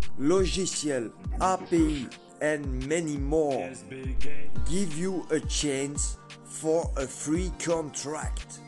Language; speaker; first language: English; non-native, learner; French